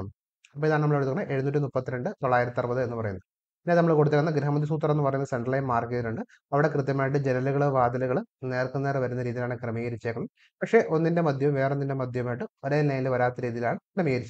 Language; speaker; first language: Malayalam; native; Malayalam